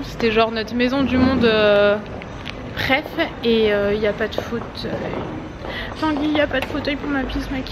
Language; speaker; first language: French; native; French